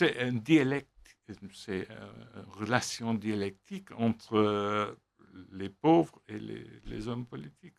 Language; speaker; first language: French; non-native, fluent; English